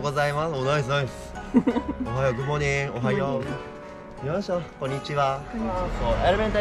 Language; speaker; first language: English; non-native, learner; Japanese